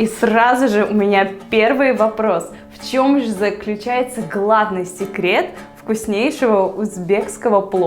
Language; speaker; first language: Russian; native; Russian